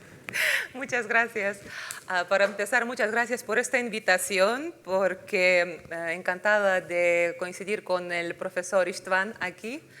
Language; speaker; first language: Spanish; non-native, fluent; Lithuanian